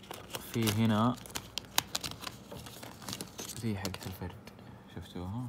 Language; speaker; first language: Arabic; native; Arabic